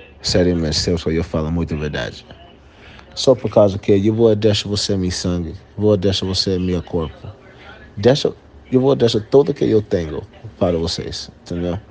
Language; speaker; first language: Portuguese; non-native, learner; English